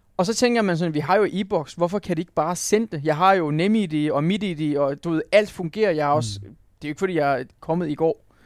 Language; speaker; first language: Danish; non-native, fluent; Turkish